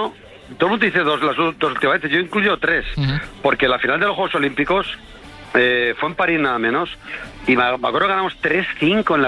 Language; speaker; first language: Spanish; native; Spanish